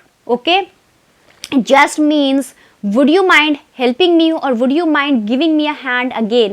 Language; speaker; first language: English; non-native, fluent; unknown